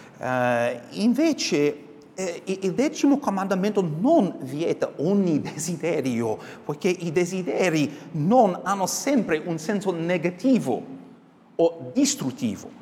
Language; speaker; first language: Italian; non-native, fluent; English